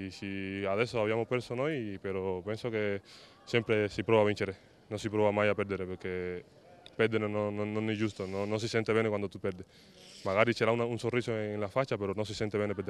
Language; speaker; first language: Italian; non-native, fluent; Spanish